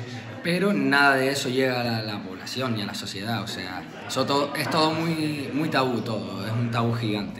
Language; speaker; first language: Spanish; native; Spanish